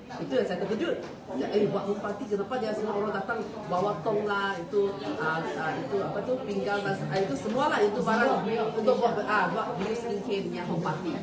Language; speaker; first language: Malay; non-native, local second language; Chinese